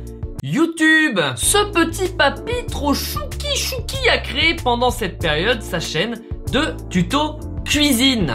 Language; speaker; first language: French; native; French